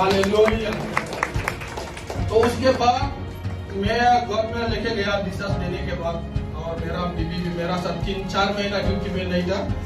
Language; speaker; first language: Hindi; non-native, local second language; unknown